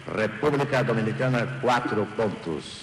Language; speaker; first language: Portuguese; native; Portuguese